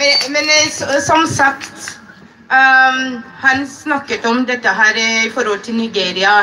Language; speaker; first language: Norwegian; non-native, fluent; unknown